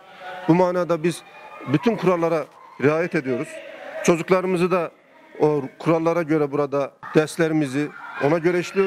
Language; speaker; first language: Turkish; native; Turkish